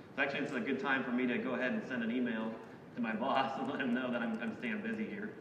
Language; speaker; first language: English; native; English